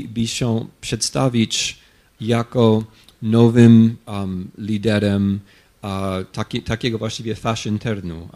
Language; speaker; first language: Polish; non-native, fluent; English